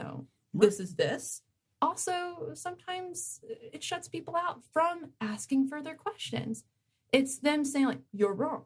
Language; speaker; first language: English; native; English